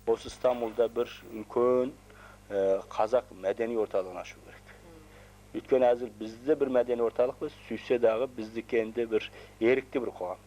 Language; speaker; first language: Kazakh; early bilingual, heritage; Kazakh